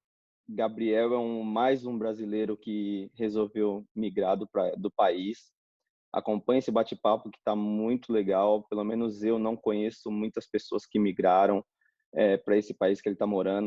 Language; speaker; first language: Portuguese; native; Portuguese